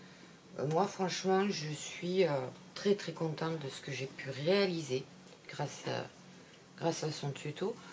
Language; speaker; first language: French; native; French